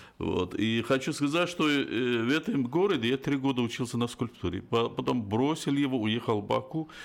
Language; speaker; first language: Russian; non-native, local second language; Azerbaijani